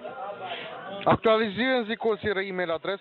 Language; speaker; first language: German; non-native, learner; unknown